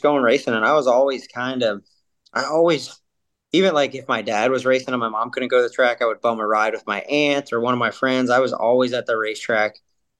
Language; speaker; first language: English; native; English